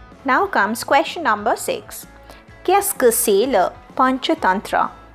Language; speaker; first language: French; non-native, fluent; Hindi